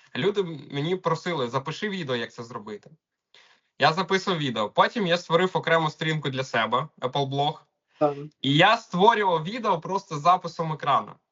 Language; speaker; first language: Ukrainian; non-native, local second language; Russian